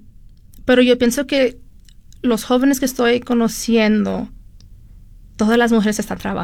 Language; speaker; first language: Spanish; early bilingual, heritage; Spanish